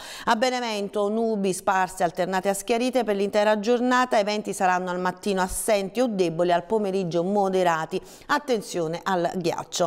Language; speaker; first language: Italian; native; Italian